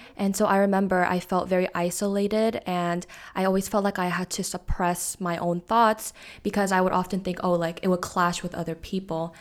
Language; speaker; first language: English; early bilingual, other home language; Korean